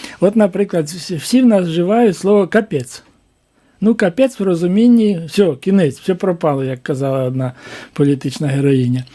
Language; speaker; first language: Ukrainian; native; Ukrainian